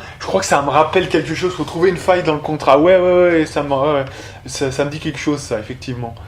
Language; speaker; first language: French; native; French